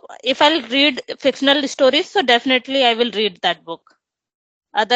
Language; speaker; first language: English; non-native, local second language; Hindi